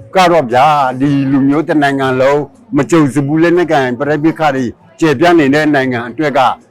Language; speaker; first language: Burmese; non-native, local second language; S'gaw Karen